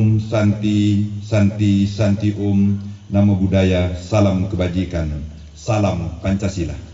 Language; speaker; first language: Indonesian; native; Indonesian